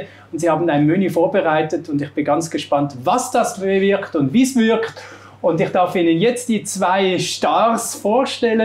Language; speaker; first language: German; native; German